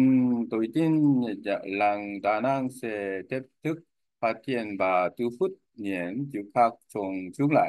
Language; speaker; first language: Vietnamese; non-native, learner; Korean